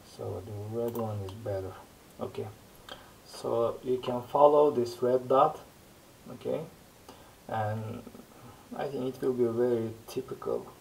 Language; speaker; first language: English; non-native, fluent; Turkish